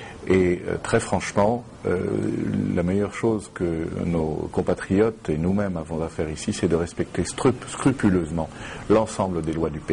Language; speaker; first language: French; native; French